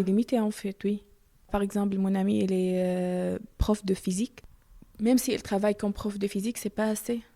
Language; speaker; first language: French; non-native, learner; Arabic